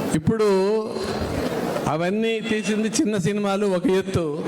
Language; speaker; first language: Telugu; native; Telugu